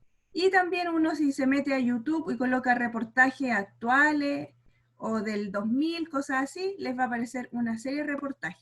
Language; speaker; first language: Spanish; native; Spanish